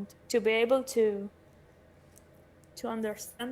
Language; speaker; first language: English; non-native, learner; Spanish